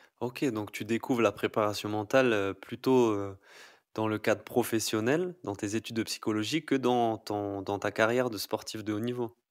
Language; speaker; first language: French; native; French